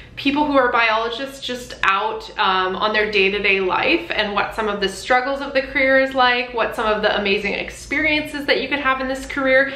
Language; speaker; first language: English; native; English